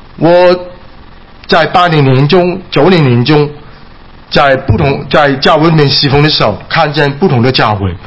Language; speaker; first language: Chinese; non-native, local second language; Cantonese